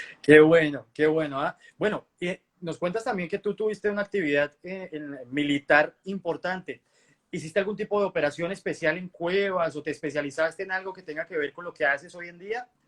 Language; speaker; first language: Spanish; native; Spanish